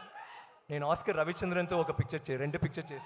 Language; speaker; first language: Telugu; non-native, learner; Tamil